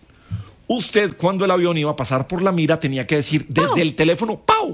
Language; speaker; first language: Spanish; native; Spanish